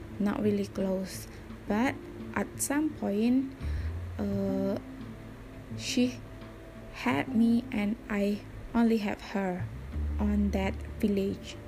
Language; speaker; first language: English; non-native, learner; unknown